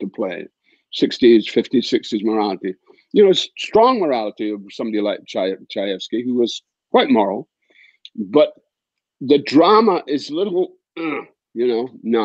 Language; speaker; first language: English; native; English